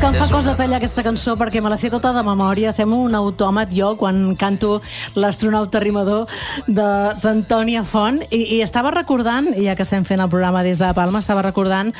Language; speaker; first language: Catalan; native; Catalan